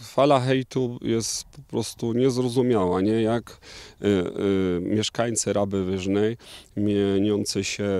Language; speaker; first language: Polish; native; Polish